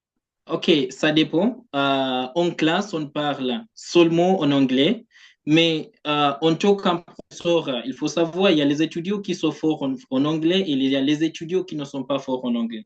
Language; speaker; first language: French; non-native, fluent; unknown